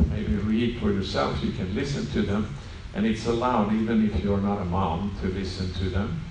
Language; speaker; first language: English; non-native, fluent; Swedish